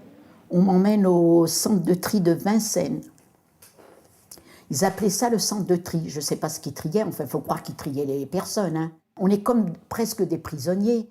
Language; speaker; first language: French; early bilingual, other home language; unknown